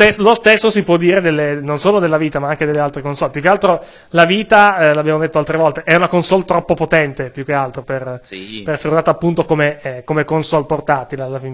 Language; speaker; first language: Italian; native; Italian